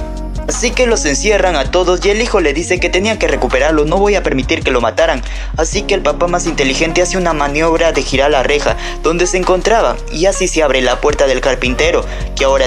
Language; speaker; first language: Spanish; native; Spanish